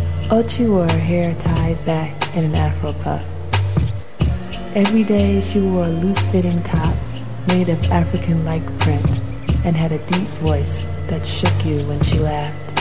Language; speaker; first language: English; native; English